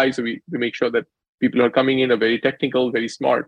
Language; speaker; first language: English; non-native, local second language; Hindi